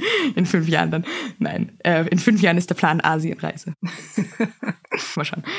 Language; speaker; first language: German; native; German